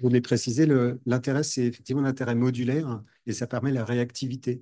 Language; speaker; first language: French; native; French